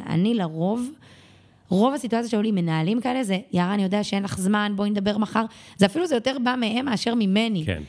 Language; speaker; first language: Hebrew; native; Hebrew